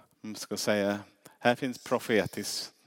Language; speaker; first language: Swedish; non-native, fluent; English